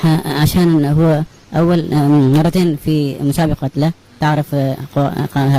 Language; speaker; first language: Arabic; non-native, learner; Urdu